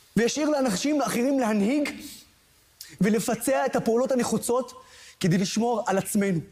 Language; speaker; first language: Hebrew; non-native, local second language; Arabic